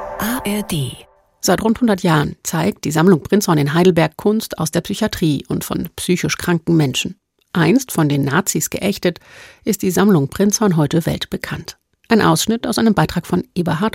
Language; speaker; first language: German; native; German